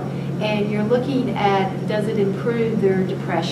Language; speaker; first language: English; native; English